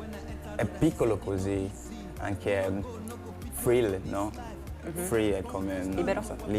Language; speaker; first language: Italian; non-native, learner; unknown